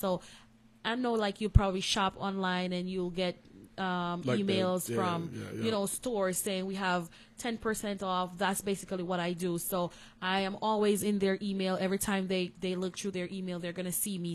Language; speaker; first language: English; non-native, local second language; Jamaican Creole English